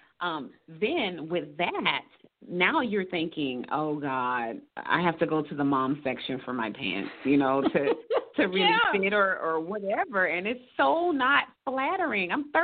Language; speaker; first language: English; native; English